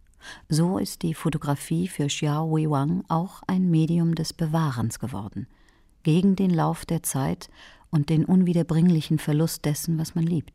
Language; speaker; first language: German; native; German